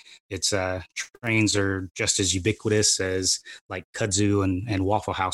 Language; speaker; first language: English; native; English